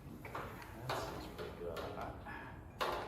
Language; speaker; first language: English; native; English